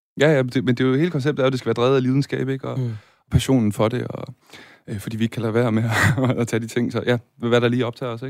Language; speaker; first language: Danish; native; Danish